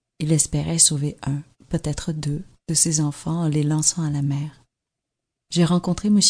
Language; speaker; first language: French; early bilingual, other home language; Vietnamese